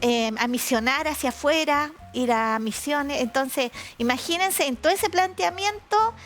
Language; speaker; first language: Spanish; native; Spanish